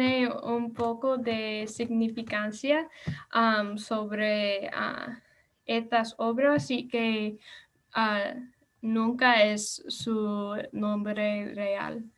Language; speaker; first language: Spanish; non-native, learner; English